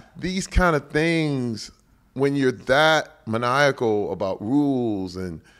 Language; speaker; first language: English; native; English